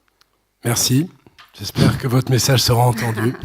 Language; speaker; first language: French; native; French